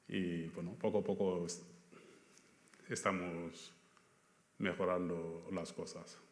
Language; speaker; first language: Spanish; non-native, fluent; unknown